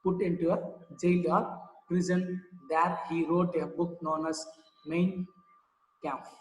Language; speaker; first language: English; non-native, local second language; Tamil